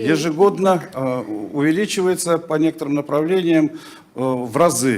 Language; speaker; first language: Russian; native; Russian